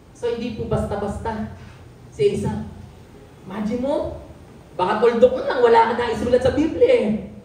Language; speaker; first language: Filipino; native; Filipino